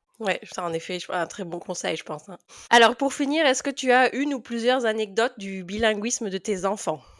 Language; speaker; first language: French; native; French